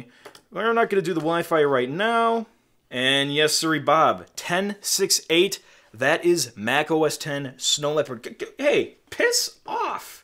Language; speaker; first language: English; native; English